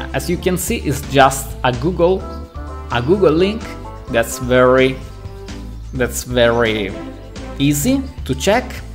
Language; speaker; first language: English; non-native, fluent; Italian